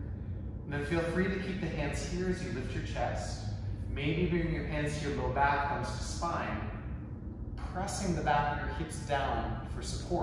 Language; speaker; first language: English; native; English